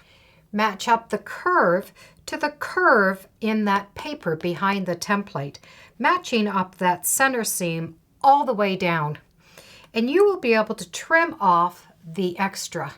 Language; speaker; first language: English; native; English